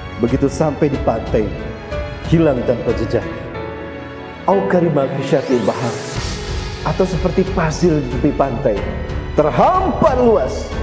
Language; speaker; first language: Indonesian; native; Indonesian